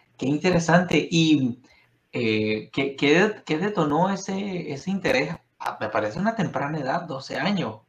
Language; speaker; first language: Spanish; native; Spanish